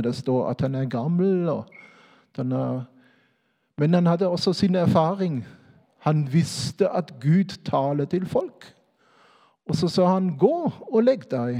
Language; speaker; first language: Norwegian; non-native, fluent; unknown